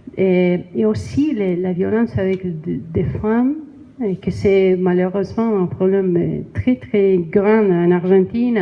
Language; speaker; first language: French; non-native, learner; Spanish